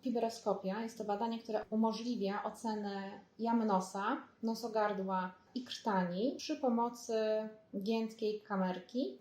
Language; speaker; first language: Polish; native; Polish